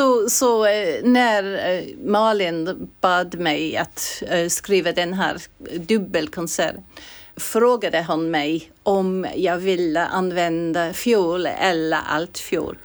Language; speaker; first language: Swedish; non-native, fluent; English